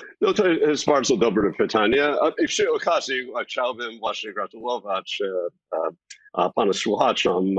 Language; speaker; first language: Polish; non-native, fluent; English